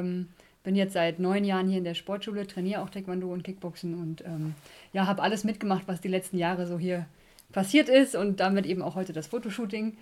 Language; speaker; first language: German; native; German